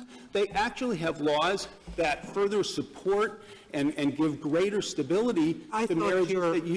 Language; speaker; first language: English; native; English